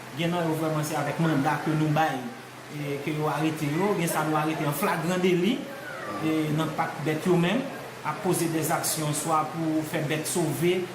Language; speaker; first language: Haitian Creole; native; Haitian Creole